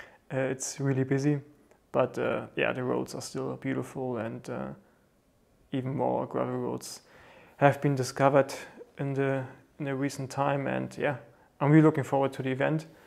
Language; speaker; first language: English; non-native, fluent; German